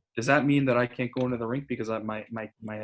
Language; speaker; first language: English; native; English